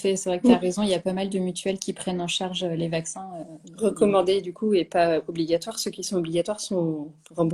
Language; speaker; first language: French; native; French